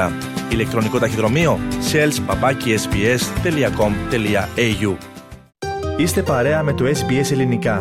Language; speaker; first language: Greek; native; Greek